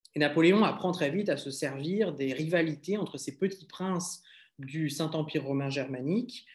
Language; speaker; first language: French; native; French